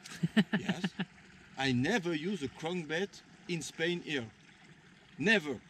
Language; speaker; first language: English; non-native, learner; French